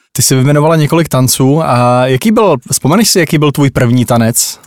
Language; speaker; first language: Czech; native; Czech